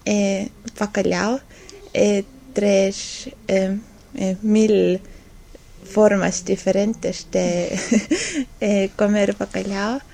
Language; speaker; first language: Portuguese; non-native, learner; Estonian